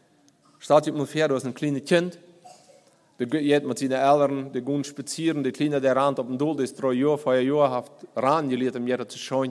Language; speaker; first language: German; non-native, learner; Plautdietsch